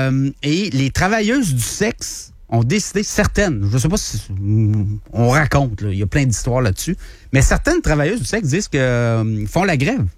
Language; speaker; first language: French; native; French